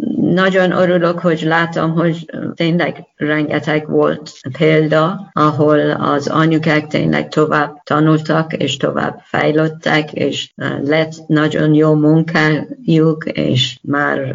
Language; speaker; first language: Hungarian; non-native, learner; Persian